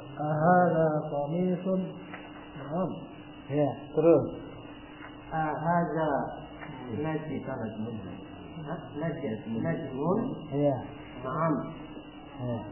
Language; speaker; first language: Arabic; non-native, fluent; Indonesian